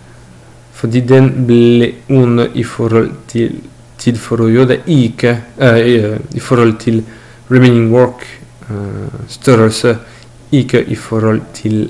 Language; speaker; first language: Norwegian; non-native, learner; French